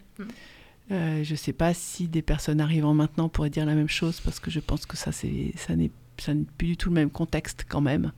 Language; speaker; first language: French; native; French